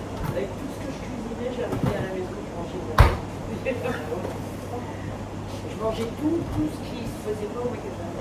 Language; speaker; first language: French; native; French